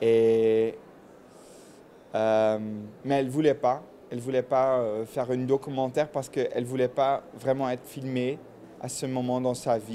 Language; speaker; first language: French; non-native, local second language; Dutch